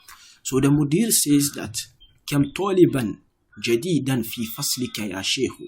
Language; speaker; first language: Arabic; non-native, fluent; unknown